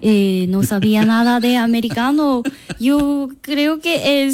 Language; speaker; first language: Spanish; non-native, learner; Korean